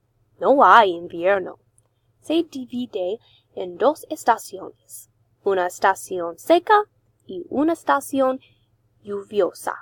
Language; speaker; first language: Spanish; non-native, learner; English